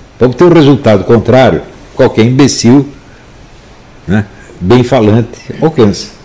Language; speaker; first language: Portuguese; native; Portuguese